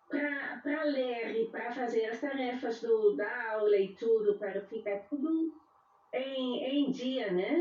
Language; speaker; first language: Portuguese; non-native, fluent; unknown